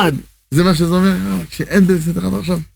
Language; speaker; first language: Hebrew; non-native, fluent; French